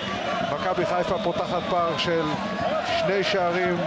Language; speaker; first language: Hebrew; native; Hebrew